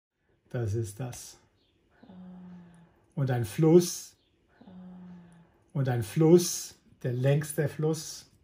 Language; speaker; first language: German; non-native, fluent; Italian